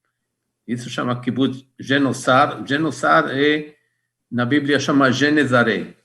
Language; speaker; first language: Portuguese; non-native, fluent; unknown